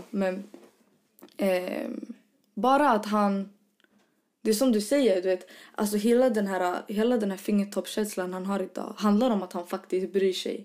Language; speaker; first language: Swedish; early bilingual, other home language; Arabic